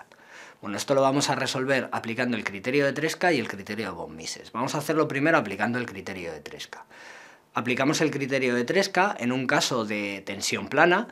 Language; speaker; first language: Spanish; native; Spanish